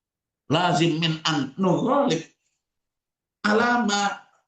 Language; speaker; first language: Arabic; non-native, fluent; Indonesian